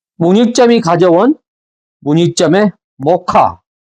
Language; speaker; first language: Korean; native; Korean